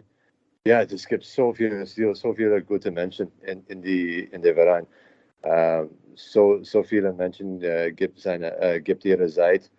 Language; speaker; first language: German; non-native, learner; English